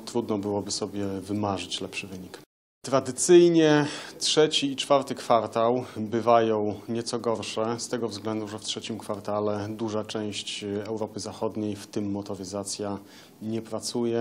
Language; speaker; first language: Polish; native; Polish